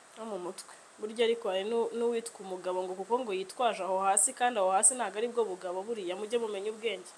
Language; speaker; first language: Kinyarwanda; native; Kinyarwanda